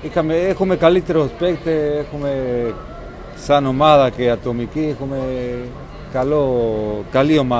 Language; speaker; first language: Greek; non-native, learner; Spanish